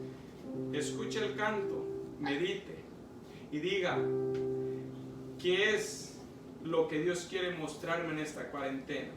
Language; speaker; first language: Spanish; native; Spanish